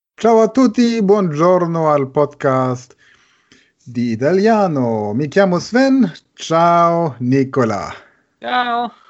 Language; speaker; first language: Italian; non-native, learner; German